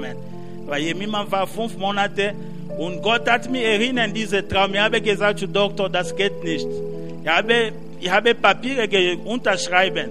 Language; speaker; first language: German; non-native, learner; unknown